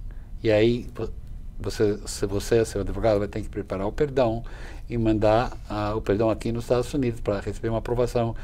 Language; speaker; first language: Portuguese; non-native, fluent; English